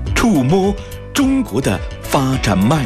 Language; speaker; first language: Chinese; native; Chinese